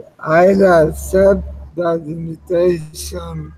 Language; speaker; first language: English; non-native, learner; Spanish